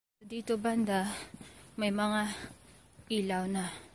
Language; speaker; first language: Filipino; native; Filipino